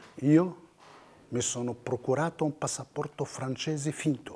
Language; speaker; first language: Italian; non-native, fluent; Riffian